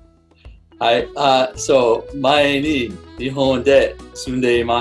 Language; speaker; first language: Japanese; non-native, learner; English